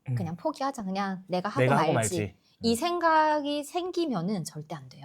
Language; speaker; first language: Korean; native; Korean